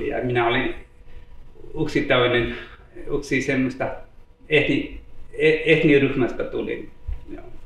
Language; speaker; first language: Finnish; non-native, learner; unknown